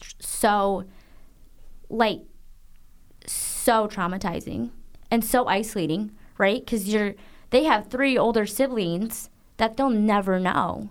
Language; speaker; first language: English; native; English